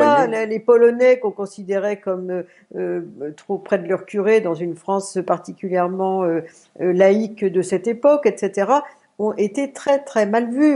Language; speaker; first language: French; native; French